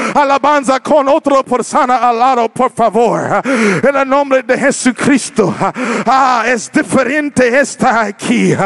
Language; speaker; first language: Spanish; non-native, learner; English